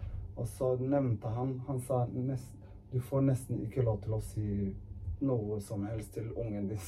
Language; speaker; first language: Norwegian; early bilingual, other home language; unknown